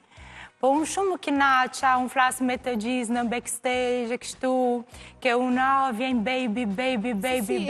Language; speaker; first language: Albanian; non-native, learner; Portuguese